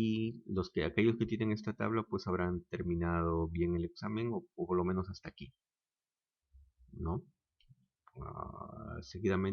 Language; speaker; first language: Spanish; native; Spanish